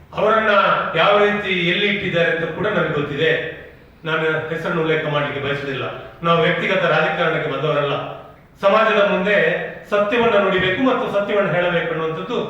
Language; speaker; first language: Kannada; native; Kannada